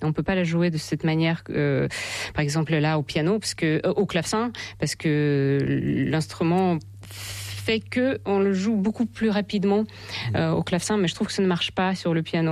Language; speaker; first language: French; non-native, fluent; Russian